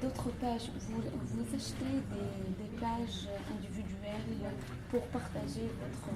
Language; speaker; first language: French; non-native, learner; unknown